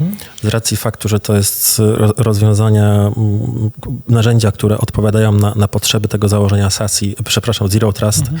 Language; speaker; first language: Polish; native; Polish